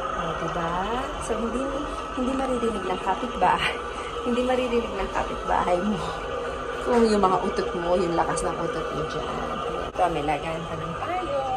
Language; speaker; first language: Filipino; native; Filipino